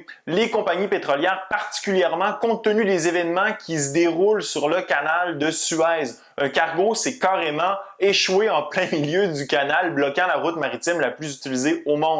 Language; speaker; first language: French; native; French